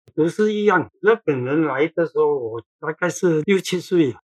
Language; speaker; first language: Chinese; non-native, local second language; Cantonese